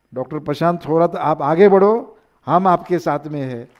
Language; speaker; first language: Hindi; non-native, local second language; Marathi